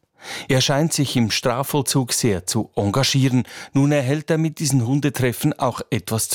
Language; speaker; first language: German; native; German